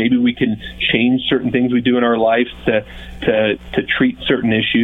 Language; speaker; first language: English; native; English